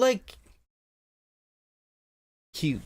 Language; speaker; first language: English; native; English